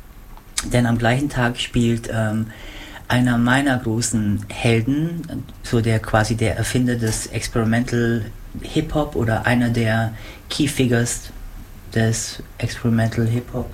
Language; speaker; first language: German; native; German